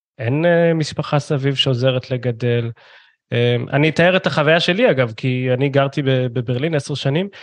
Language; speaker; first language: Hebrew; native; Hebrew